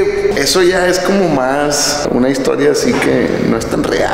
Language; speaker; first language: Spanish; native; Spanish